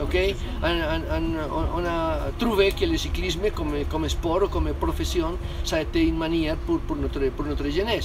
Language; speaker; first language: French; non-native, fluent; Spanish